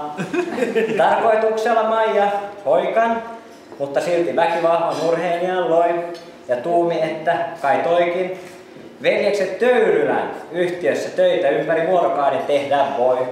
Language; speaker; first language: Finnish; native; Finnish